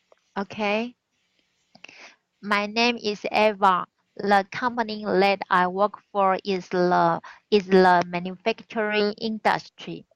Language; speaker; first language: English; non-native, learner; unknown